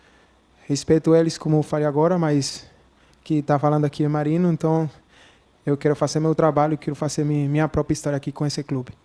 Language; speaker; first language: Portuguese; non-native, learner; Spanish